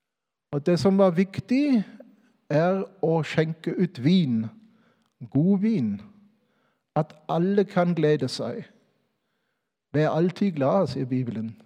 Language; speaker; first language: Norwegian; non-native, fluent; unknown